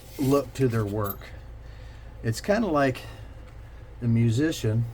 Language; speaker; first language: English; native; English